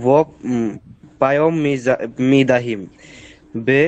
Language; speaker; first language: Persian; non-native, learner; Bangla